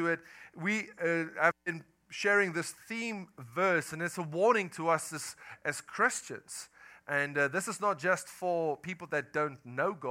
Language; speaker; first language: English; non-native, local second language; Afrikaans